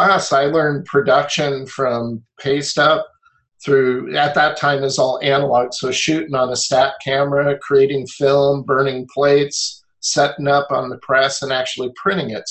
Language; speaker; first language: English; native; English